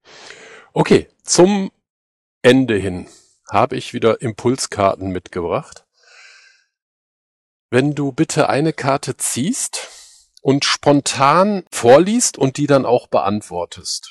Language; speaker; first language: German; native; German